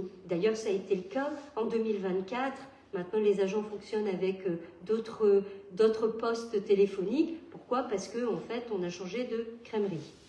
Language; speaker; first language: French; native; French